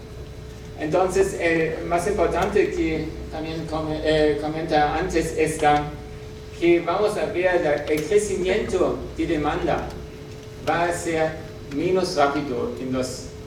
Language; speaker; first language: Spanish; non-native, learner; German